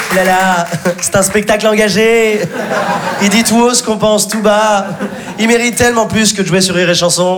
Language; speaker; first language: French; native; French